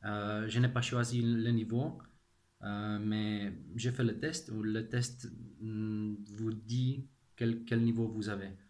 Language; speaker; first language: French; non-native, fluent; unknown